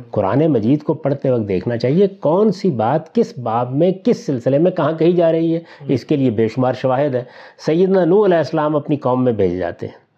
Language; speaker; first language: Urdu; non-native, local second language; Punjabi